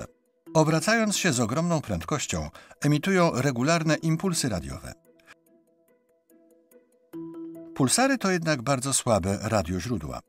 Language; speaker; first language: Polish; native; Polish